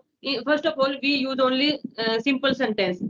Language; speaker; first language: English; non-native, learner; Hindi